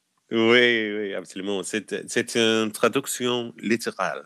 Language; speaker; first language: French; non-native, learner; English